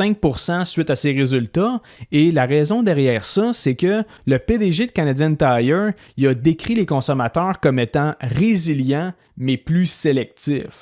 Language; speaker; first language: French; native; French